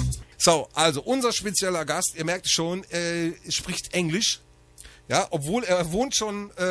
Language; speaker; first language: German; native; German